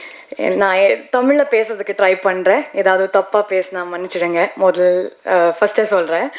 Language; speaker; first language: Tamil; non-native, learner; Kannada